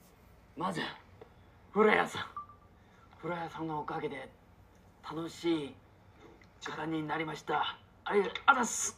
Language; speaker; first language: Japanese; non-native, learner; Korean